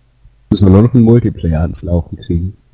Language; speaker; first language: German; native; German